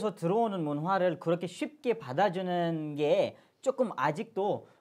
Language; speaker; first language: Korean; non-native, fluent; Urdu